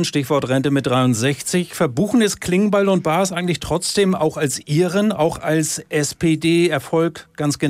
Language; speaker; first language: German; native; German